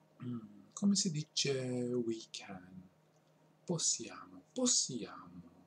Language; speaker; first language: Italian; non-native, learner; English